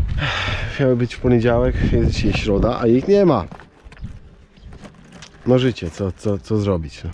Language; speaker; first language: Polish; native; Polish